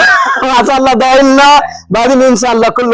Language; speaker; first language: Arabic; non-native, learner; Hindi